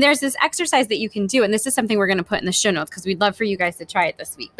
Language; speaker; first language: English; native; English